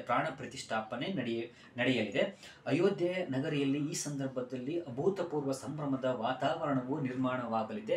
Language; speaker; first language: Kannada; native; Kannada